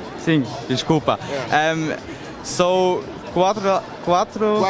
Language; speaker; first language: Portuguese; non-native, learner; German